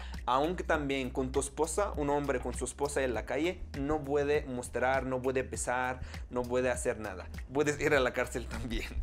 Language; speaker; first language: Spanish; non-native, fluent; Arabic